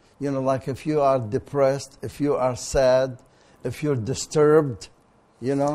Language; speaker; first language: English; non-native, fluent; Arabic